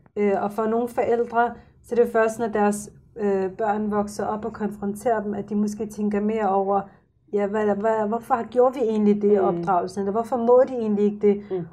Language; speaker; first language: Danish; early bilingual, other home language; Arabic